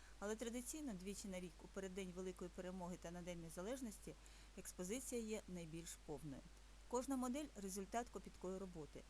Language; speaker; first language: Ukrainian; native; Ukrainian